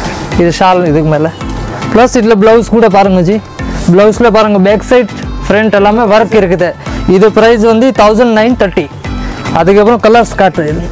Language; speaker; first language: Tamil; native; Tamil